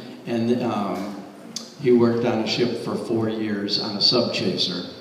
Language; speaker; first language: English; native; English